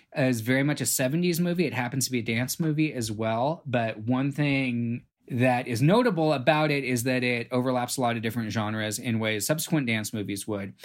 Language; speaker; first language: English; native; English